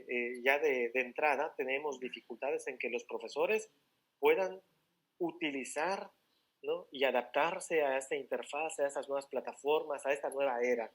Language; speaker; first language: Spanish; native; Spanish